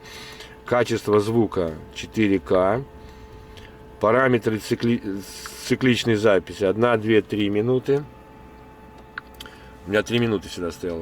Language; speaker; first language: Russian; native; Russian